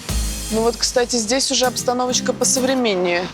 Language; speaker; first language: Russian; native; Russian